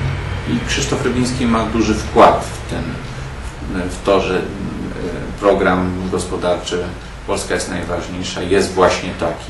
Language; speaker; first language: Polish; native; Polish